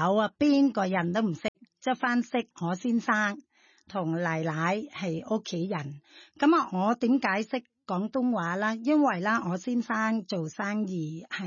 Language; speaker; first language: Cantonese; non-native, learner; Thai